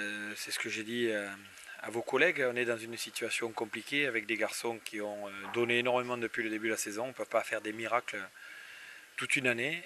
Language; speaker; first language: French; native; French